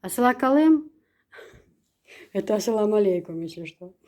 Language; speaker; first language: Russian; native; Russian